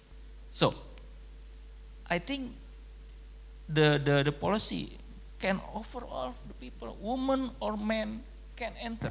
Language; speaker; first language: English; non-native, local second language; Indonesian